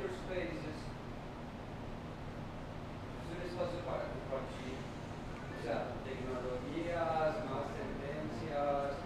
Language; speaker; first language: Spanish; native; Spanish